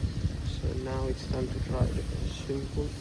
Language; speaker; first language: English; non-native, learner; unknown